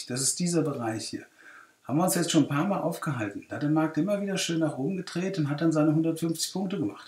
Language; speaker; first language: German; native; German